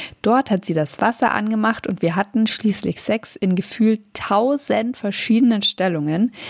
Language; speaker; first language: German; native; German